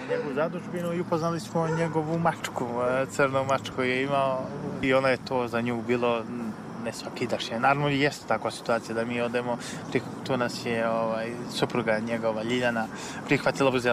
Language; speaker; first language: Serbian; native; Serbian